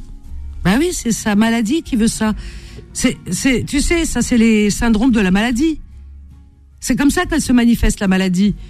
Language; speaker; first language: French; native; French